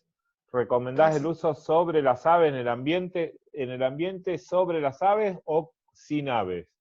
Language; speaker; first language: Spanish; native; Spanish